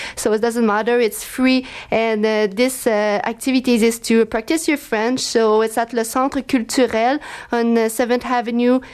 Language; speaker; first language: English; non-native, fluent; French